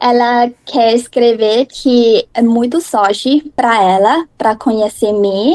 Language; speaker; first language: Portuguese; non-native, learner; Thai